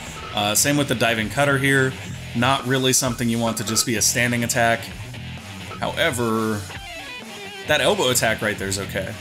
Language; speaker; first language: English; native; English